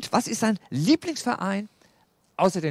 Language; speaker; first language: German; native; German